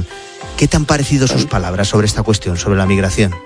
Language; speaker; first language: Spanish; native; Spanish